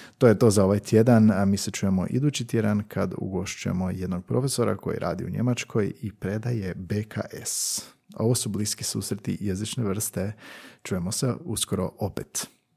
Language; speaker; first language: Croatian; native; Croatian